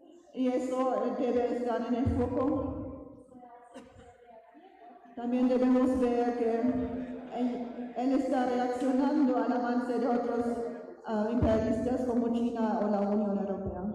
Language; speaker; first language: Spanish; non-native, fluent; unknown